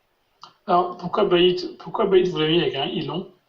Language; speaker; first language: French; non-native, fluent; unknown